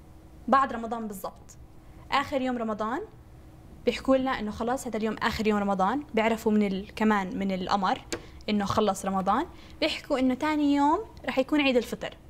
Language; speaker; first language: Arabic; native; Arabic